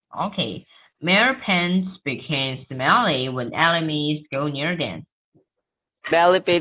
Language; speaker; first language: English; non-native, learner; Chinese